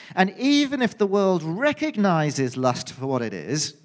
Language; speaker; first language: English; native; English